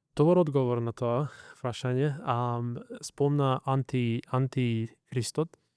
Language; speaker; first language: Macedonian; early bilingual, heritage; Macedonian